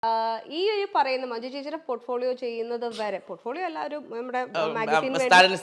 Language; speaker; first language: Malayalam; native; Malayalam